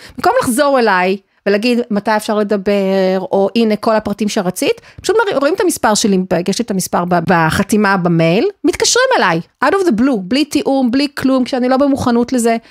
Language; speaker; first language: Hebrew; native; Hebrew